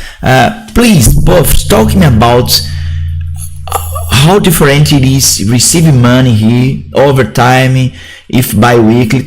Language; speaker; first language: English; non-native, learner; Portuguese